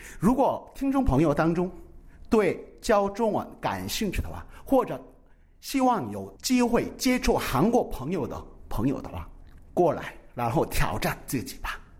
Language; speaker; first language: Chinese; non-native, fluent; Korean